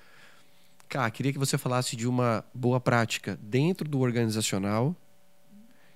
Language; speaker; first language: Portuguese; native; Portuguese